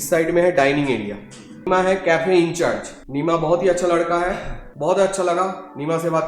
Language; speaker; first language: Hindi; non-native, local second language; Bangla